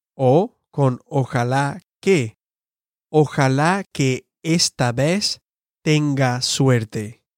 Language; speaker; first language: Spanish; non-native, fluent; English